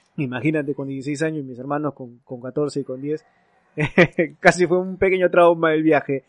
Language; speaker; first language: Spanish; native; Spanish